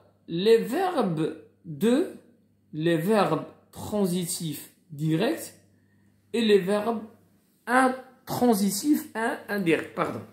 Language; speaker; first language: French; non-native, local second language; Arabic